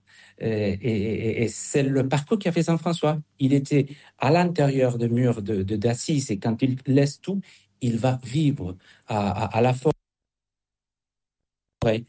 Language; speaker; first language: French; non-native, fluent; Spanish